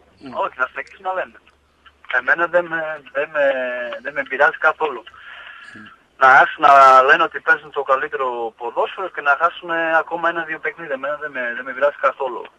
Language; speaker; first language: Greek; non-native, fluent; Portuguese